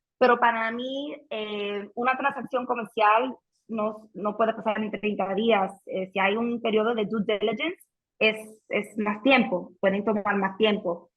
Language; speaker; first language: Spanish; early bilingual, heritage; Spanish